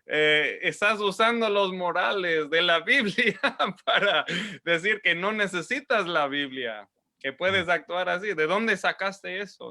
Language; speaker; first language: Spanish; non-native, fluent; English